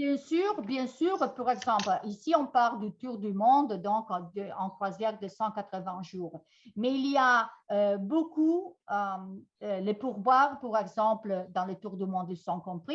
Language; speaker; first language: French; non-native, fluent; Italian